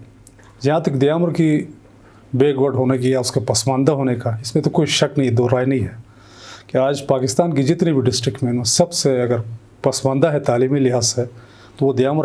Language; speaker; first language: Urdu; non-native, local second language; Shina